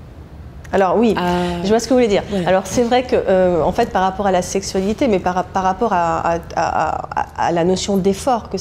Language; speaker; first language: French; native; French